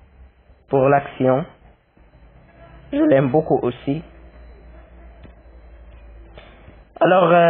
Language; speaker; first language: French; non-native, learner; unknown